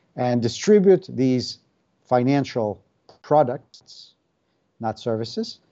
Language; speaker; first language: English; non-native, fluent; Russian